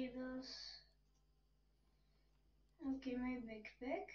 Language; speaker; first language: English; non-native, local second language; Slovak